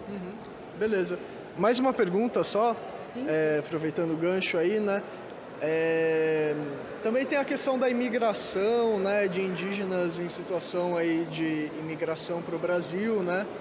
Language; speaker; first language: Portuguese; native; Portuguese